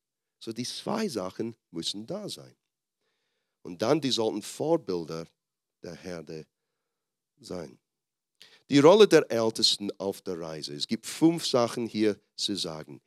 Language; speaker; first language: German; non-native, fluent; English